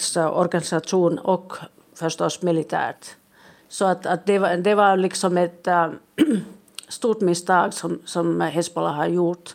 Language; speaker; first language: Swedish; non-native, local second language; Finnish